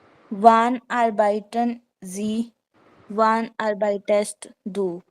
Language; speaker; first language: German; non-native, learner; Hindi